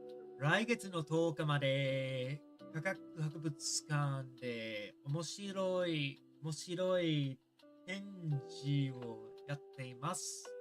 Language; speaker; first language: Japanese; non-native, learner; English